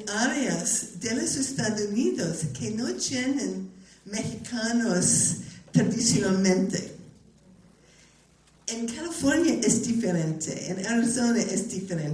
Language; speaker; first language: Spanish; non-native, learner; English